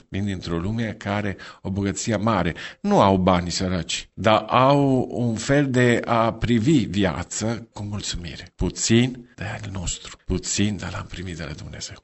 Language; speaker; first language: Romanian; non-native, fluent; Italian